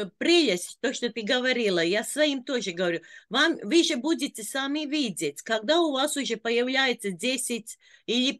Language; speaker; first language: Russian; non-native, local second language; Latvian